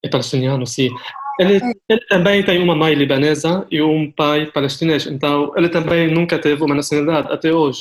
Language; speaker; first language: Portuguese; non-native, fluent; Arabic